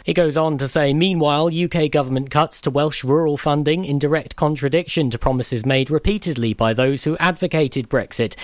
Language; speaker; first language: English; native; English